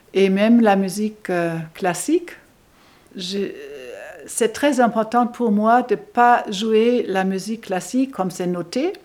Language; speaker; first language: French; non-native, fluent; German